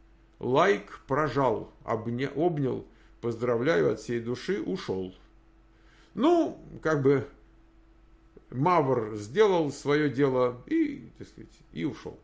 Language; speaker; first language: Russian; native; Russian